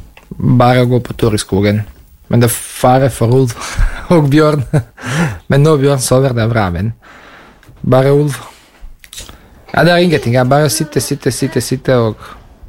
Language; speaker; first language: Norwegian; non-native, learner; Serbian